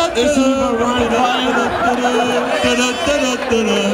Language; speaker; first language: German; non-native, learner; English